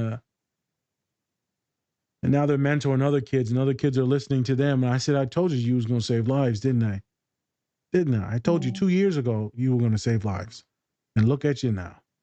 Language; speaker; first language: English; native; English